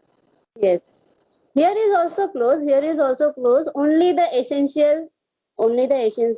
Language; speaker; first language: English; non-native, learner; Hindi